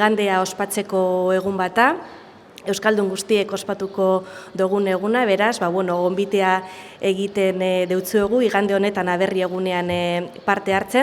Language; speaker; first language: Basque; native; Basque